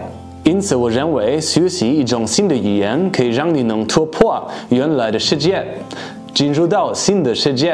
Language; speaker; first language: Chinese; non-native, fluent; German